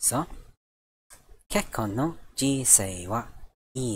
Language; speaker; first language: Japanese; non-native, learner; English